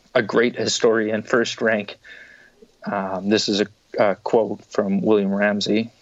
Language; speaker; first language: English; native; English